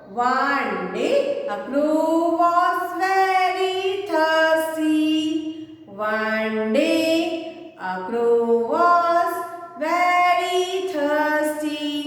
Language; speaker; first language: English; non-native, local second language; Hindi